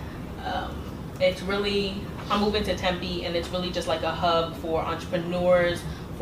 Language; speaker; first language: English; native; English